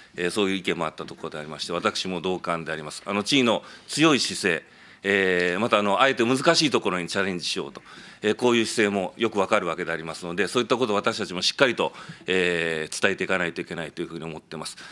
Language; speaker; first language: Japanese; native; Japanese